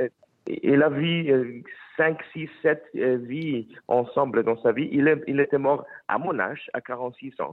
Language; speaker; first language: French; non-native, fluent; Spanish